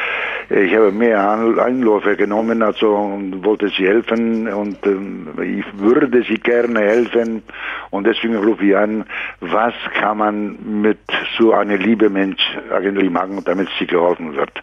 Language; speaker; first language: German; non-native, fluent; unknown